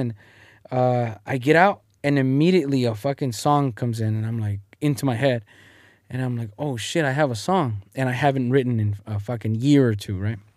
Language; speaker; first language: English; early bilingual, other home language; Spanish